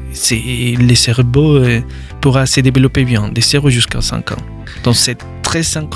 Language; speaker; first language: French; non-native, learner; Spanish